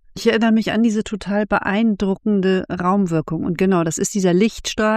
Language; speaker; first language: German; native; German